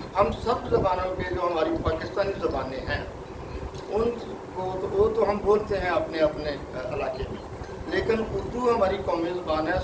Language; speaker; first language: Urdu; non-native, local second language; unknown